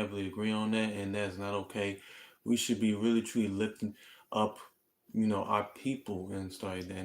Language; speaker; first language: English; native; English